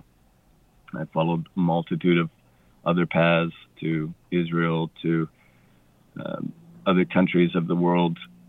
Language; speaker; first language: English; native; English